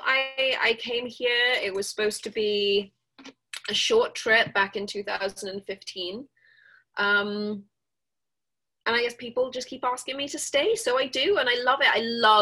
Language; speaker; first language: English; native; English